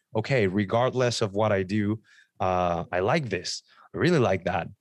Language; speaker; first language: English; non-native, fluent; Spanish